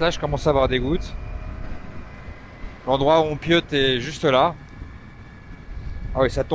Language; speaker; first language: French; native; French